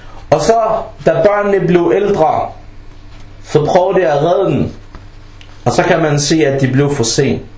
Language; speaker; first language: Danish; early bilingual, other home language; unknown